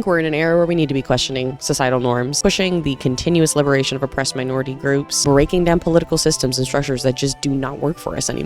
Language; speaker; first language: English; native; English